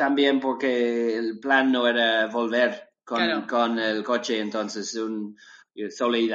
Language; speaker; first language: Spanish; non-native, learner; English